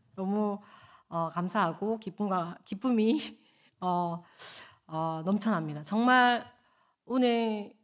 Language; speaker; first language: Korean; native; Korean